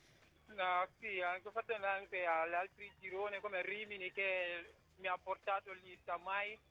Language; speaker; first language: Italian; non-native, fluent; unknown